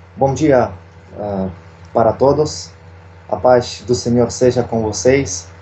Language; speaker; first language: Portuguese; non-native, fluent; Russian